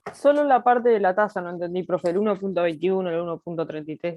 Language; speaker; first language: Spanish; native; Spanish